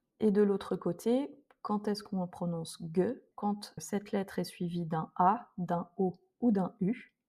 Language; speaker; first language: French; native; French